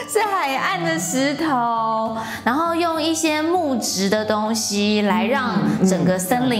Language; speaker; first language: Chinese; native; Chinese